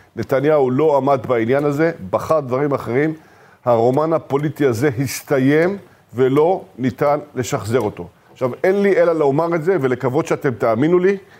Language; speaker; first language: Hebrew; native; Hebrew